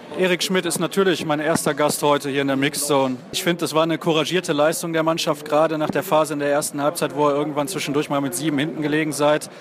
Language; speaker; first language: German; native; German